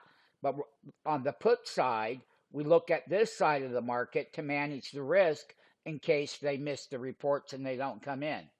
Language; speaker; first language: English; native; English